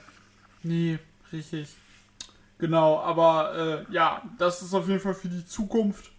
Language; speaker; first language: German; native; German